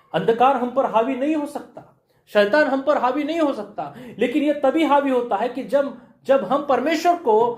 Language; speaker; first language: Hindi; non-native, local second language; Marathi